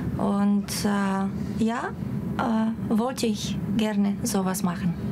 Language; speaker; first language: German; non-native, fluent; Bulgarian